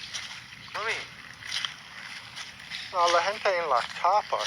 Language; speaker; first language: Spanish; non-native, learner; English